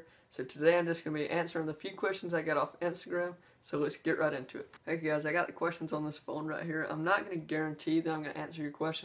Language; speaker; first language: English; native; English